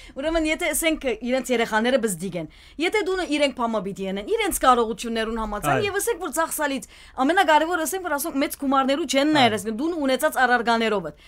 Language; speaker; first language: Armenian; early bilingual, heritage; Armenian